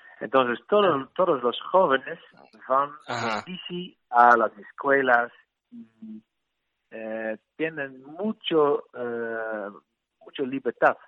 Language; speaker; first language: Spanish; non-native, learner; Dutch